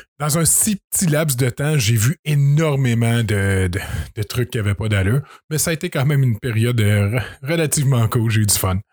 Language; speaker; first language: French; native; French